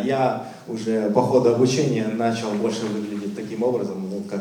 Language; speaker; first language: Russian; native; Russian